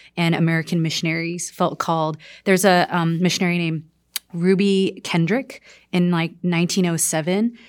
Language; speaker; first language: English; non-native, fluent; Korean